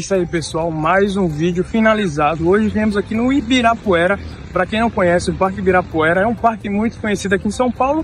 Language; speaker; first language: Portuguese; native; Portuguese